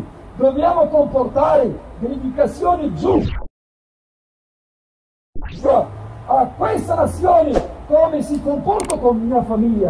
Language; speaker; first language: Italian; non-native, fluent; Arabic